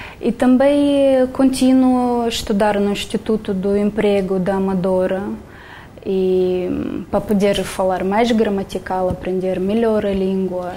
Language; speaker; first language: Portuguese; non-native, learner; Romanian